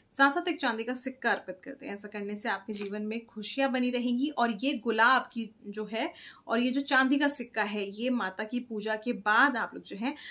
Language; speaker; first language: Hindi; native; Hindi